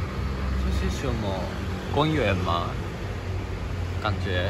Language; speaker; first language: Chinese; non-native, fluent; Japanese